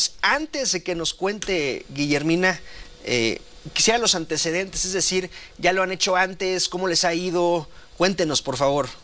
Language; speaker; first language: Spanish; native; Spanish